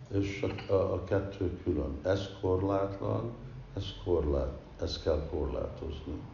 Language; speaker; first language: Hungarian; early bilingual, heritage; Hungarian